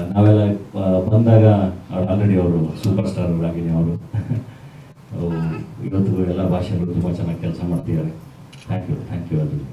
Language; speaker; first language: Kannada; native; Kannada